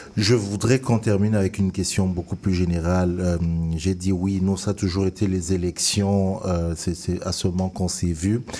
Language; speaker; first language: French; non-native, local second language; Duala